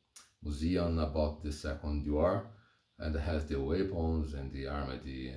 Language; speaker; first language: English; non-native, learner; Portuguese